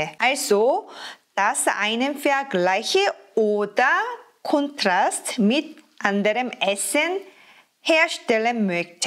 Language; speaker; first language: German; non-native, fluent; Korean